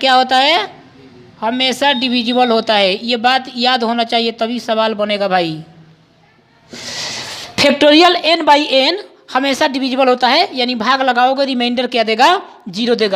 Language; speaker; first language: Hindi; non-native, local second language; Bhojpuri